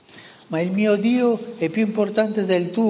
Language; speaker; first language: Italian; non-native, fluent; Spanish